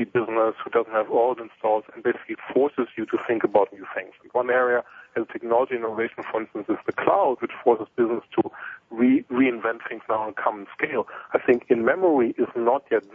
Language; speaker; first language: English; non-native, fluent; Italian